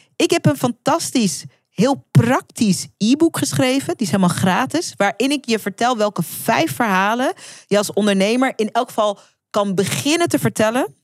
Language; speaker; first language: Dutch; native; Dutch